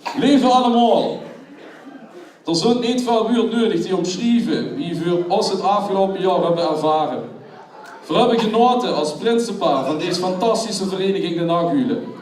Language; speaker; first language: Dutch; non-native, local second language; Limburgish